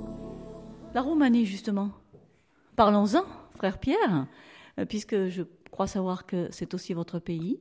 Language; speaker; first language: French; native; French